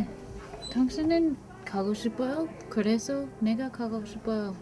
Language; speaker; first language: Korean; non-native, learner; English